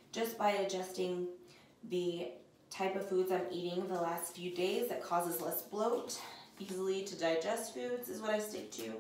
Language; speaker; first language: English; native; English